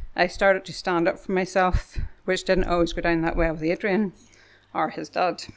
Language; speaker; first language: English; native; English